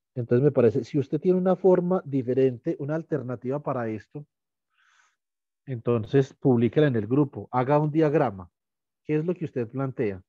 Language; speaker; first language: Spanish; native; Spanish